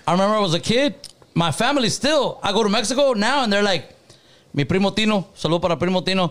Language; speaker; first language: English; early bilingual, other home language; Spanish